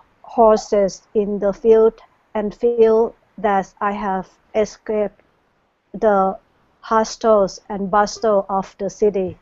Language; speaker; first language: English; non-native, learner; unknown